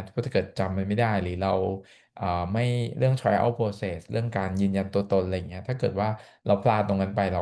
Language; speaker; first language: Thai; native; Thai